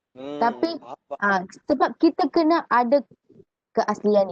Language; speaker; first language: Malay; native; Malay